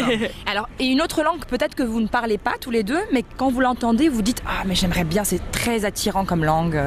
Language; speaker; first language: French; native; French